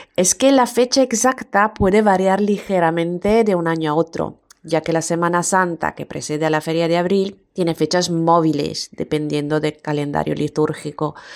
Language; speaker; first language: Spanish; non-native, fluent; Italian